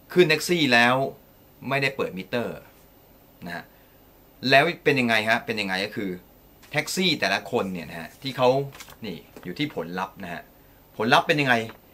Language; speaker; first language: Thai; non-native, fluent; Japanese